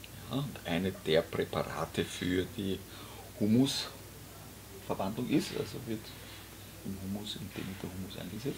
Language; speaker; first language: German; native; German